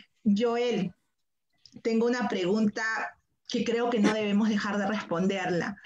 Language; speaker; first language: Spanish; native; Spanish